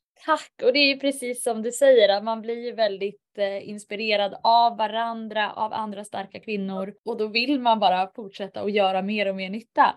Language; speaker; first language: Swedish; native; Swedish